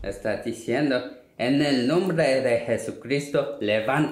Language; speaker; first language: Spanish; non-native, learner; Korean